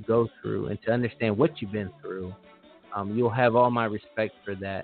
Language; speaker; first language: English; native; English